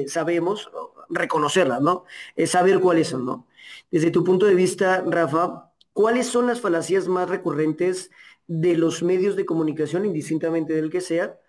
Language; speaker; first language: Spanish; native; Spanish